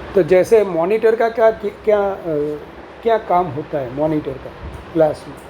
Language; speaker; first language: Hindi; non-native, local second language; Gujarati